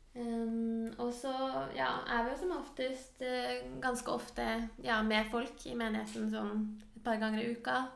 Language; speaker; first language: Norwegian; native; Norwegian